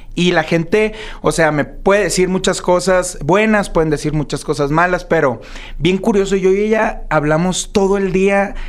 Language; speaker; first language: Spanish; native; Spanish